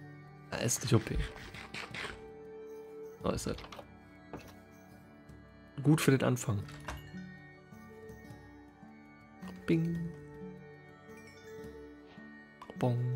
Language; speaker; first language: German; native; German